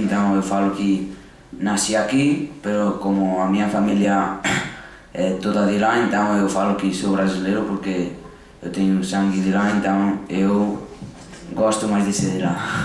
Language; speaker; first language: Portuguese; early bilingual, heritage; Portuguese